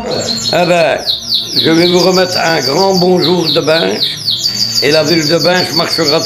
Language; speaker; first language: French; native; French